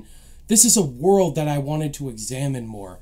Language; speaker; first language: English; native; English